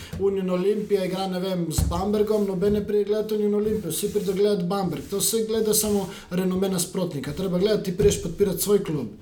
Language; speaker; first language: Slovenian; native; Slovenian